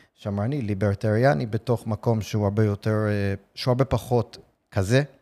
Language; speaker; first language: Hebrew; non-native, fluent; English